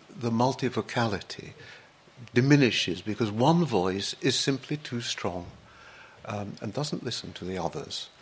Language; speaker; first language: English; native; English